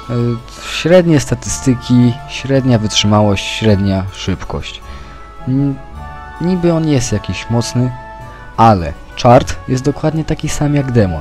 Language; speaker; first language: Polish; native; Polish